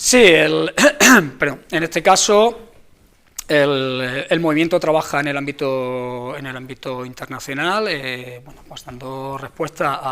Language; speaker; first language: Spanish; native; Spanish